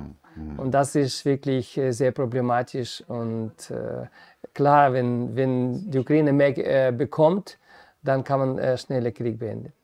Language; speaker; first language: German; non-native, fluent; Ukrainian